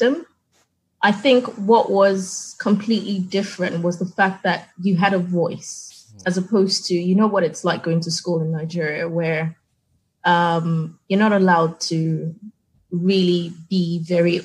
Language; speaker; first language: English; non-native, local second language; Yoruba